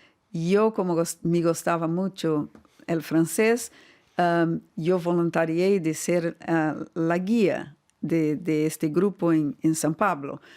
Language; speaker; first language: Spanish; non-native, fluent; Portuguese